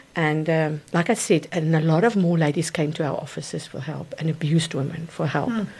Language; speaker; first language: English; non-native, local second language; Afrikaans